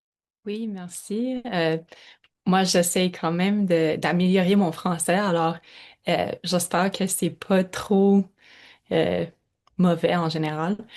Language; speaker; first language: French; non-native, local second language; English